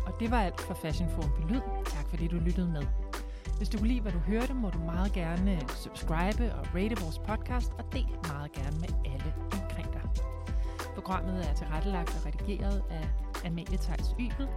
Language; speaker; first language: Danish; native; Danish